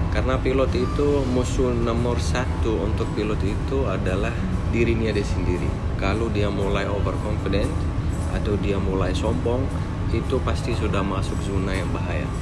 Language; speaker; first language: Indonesian; non-native, fluent; Arabic